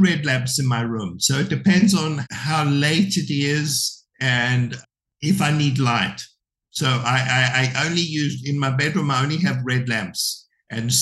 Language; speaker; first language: English; native; English